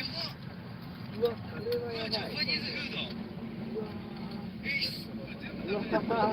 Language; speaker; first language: Japanese; native; Japanese